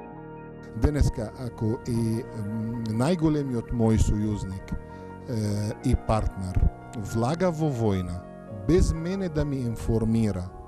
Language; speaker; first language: Macedonian; non-native, local second language; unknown